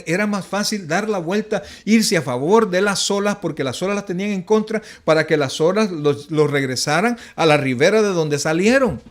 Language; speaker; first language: Spanish; native; Spanish